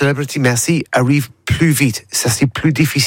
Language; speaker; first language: French; non-native, learner; English